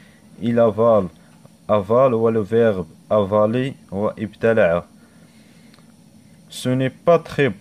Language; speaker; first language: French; non-native, local second language; Arabic